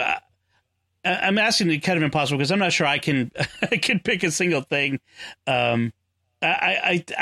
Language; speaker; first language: English; native; English